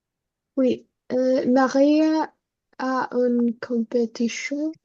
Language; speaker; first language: French; non-native, learner; Spanish